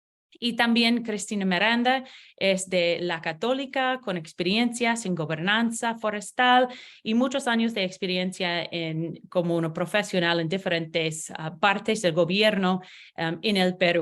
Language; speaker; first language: Spanish; non-native, learner; English